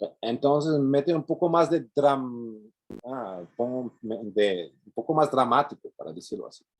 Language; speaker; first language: Spanish; non-native, fluent; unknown